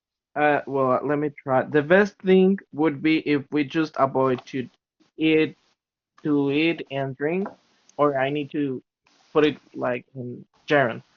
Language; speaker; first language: English; non-native, learner; Spanish